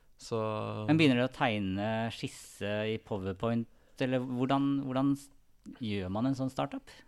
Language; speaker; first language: Norwegian; native; Norwegian